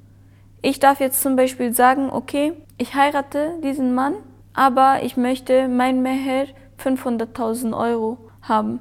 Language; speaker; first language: German; early bilingual, other home language; Persian